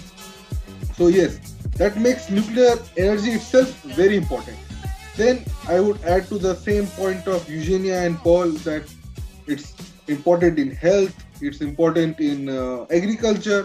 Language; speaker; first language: English; non-native, local second language; Bangla